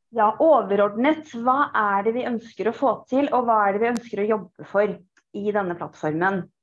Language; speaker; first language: Norwegian; early bilingual, other home language; Persian